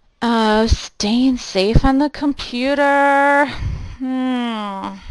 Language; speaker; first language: English; native; English